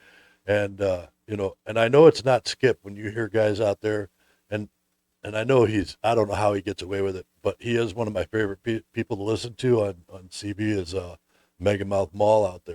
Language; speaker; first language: English; native; English